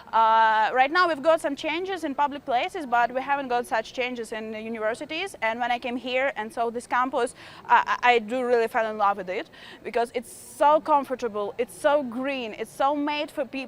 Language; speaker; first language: English; non-native, fluent; Ukrainian